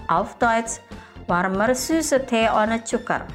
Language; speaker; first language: German; non-native, fluent; Indonesian